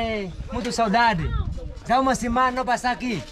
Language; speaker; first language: Portuguese; non-native, learner; Vietnamese